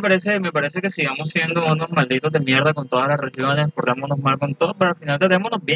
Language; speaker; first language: Spanish; native; Spanish